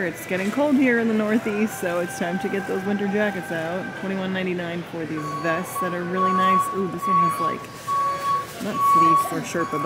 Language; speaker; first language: English; native; English